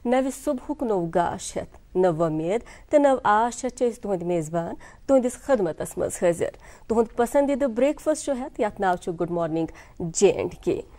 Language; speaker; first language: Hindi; non-native, local second language; Kashmiri